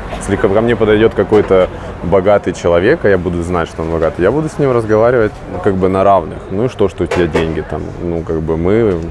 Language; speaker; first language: Russian; native; Russian